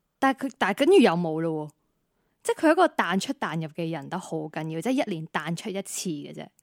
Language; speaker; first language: Cantonese; native; Cantonese